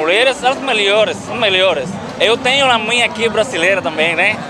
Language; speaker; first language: Portuguese; non-native, learner; Spanish